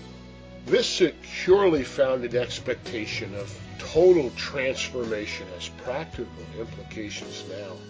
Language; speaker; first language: English; native; English